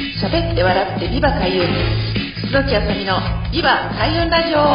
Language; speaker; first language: Japanese; native; Japanese